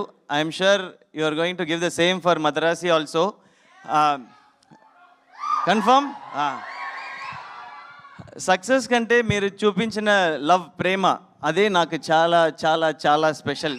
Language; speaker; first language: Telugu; non-native, learner; Tamil